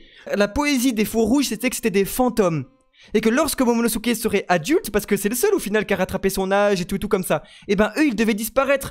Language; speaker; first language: French; native; French